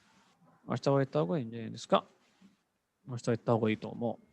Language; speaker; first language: Japanese; non-native, learner; Hindi